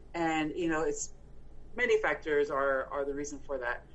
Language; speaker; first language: English; early bilingual, other home language; Spanish